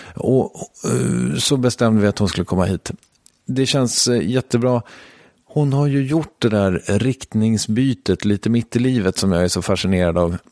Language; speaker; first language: Swedish; native; Swedish